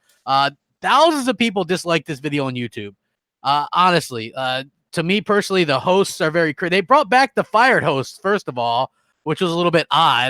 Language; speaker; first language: English; native; English